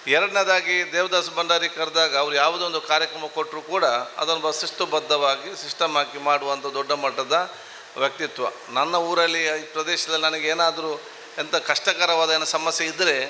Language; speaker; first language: Kannada; non-native, local second language; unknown